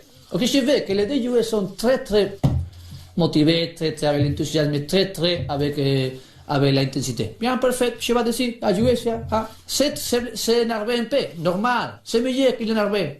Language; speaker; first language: French; non-native, learner; Spanish